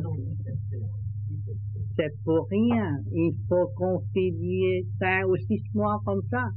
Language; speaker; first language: French; non-native, learner; Vietnamese